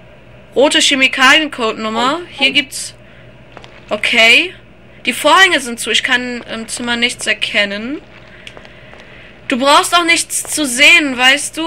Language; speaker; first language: German; native; German